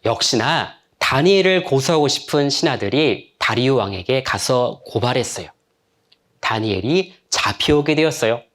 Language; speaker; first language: Korean; native; Korean